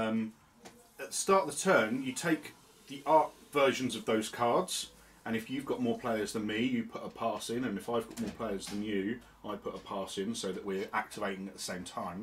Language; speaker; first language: English; native; English